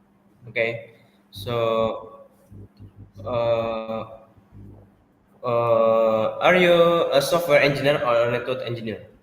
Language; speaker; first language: English; non-native, learner; Indonesian